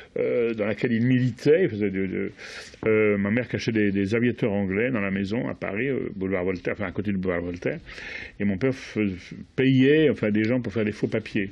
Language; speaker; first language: French; native; French